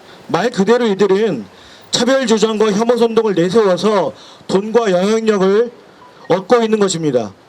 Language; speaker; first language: Korean; native; Korean